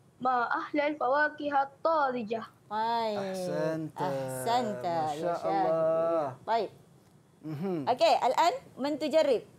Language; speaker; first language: Arabic; non-native, fluent; Malay